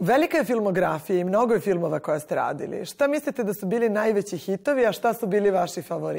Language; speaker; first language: Serbian; native; Serbian